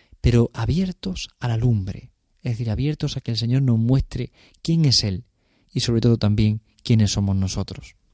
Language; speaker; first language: Spanish; native; Spanish